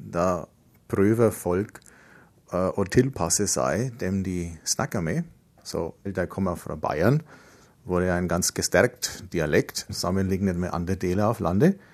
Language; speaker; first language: Norwegian; non-native, fluent; German